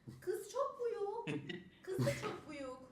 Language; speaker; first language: Turkish; non-native, learner; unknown